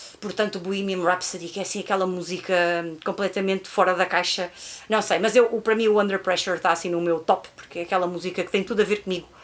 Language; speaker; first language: Portuguese; native; Portuguese